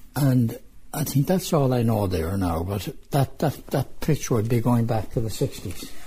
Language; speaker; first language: English; native; English